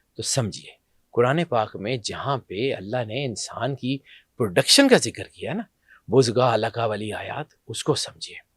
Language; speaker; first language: Urdu; non-native, local second language; Punjabi